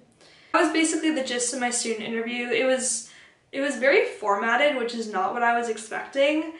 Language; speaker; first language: English; native; English